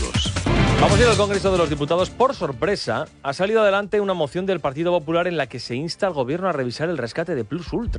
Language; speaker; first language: Spanish; native; Spanish